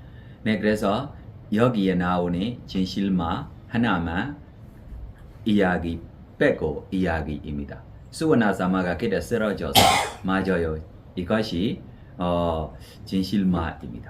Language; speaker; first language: Korean; non-native, fluent; Burmese